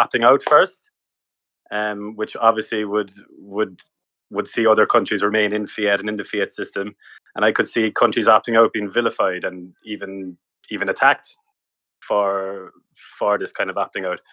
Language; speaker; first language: English; native; English